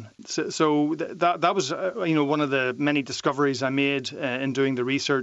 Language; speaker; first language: English; native; English